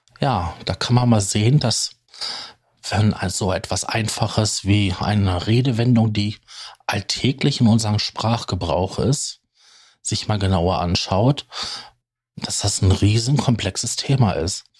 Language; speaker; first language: German; native; German